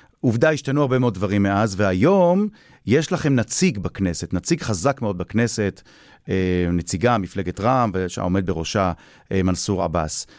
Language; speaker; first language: Hebrew; native; Hebrew